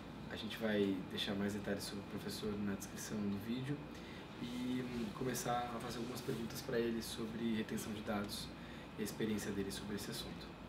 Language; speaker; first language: Portuguese; native; Portuguese